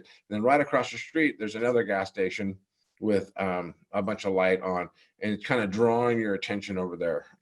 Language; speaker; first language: English; native; English